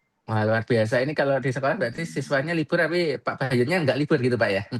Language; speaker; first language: Indonesian; native; Indonesian